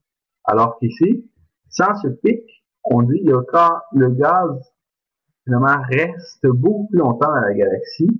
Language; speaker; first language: French; native; French